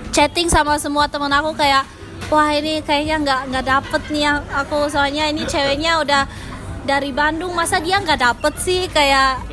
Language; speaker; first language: Indonesian; early bilingual, heritage; Indonesian